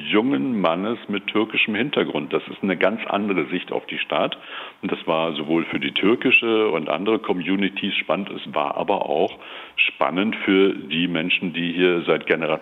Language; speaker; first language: German; native; German